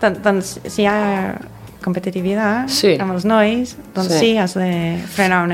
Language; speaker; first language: Catalan; non-native, fluent; English